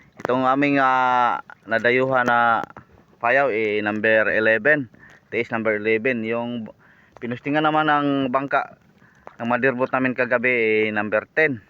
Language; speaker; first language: Filipino; non-native, local second language; Cebuano